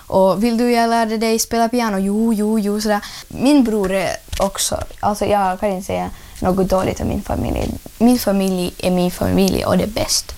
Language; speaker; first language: Swedish; non-native, learner; Russian